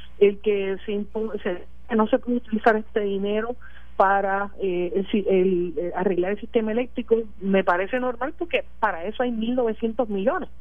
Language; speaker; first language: Spanish; native; Spanish